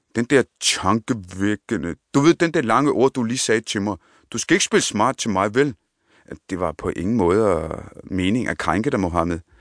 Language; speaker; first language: Danish; early bilingual, other home language; Punjabi